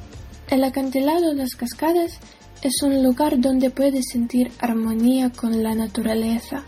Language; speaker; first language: Spanish; non-native, learner; Ukrainian